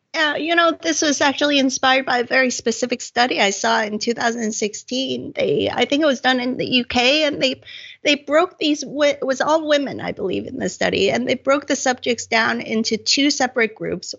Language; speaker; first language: English; non-native, local second language; Cantonese